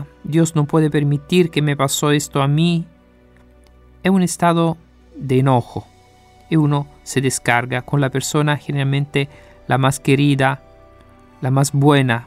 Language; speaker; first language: Spanish; non-native, fluent; Italian